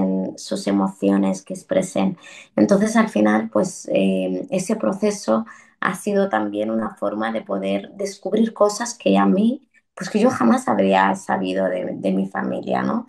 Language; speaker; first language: Spanish; early bilingual, other home language; Arabic